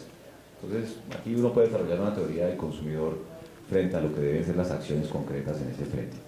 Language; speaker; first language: Spanish; native; Spanish